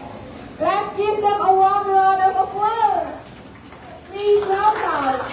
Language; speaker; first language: English; non-native, fluent; Indonesian